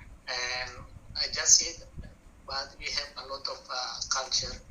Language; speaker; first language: English; non-native, learner; Buginese